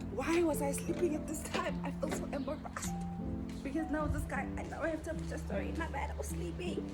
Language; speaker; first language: English; non-native, local second language; Zulu